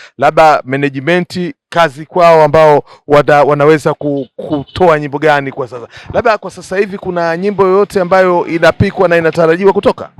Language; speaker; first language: Swahili; native; Swahili